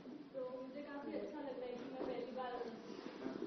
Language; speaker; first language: Hindi; native; Hindi